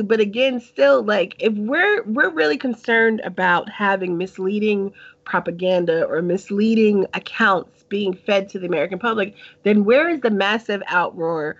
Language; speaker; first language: English; native; English